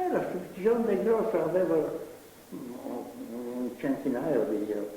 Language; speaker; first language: Italian; non-native, fluent; Slovenian